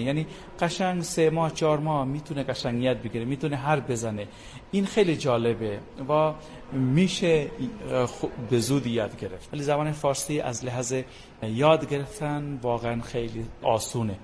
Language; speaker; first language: Persian; non-native, fluent; Bangla